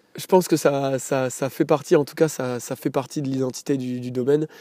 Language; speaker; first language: French; native; French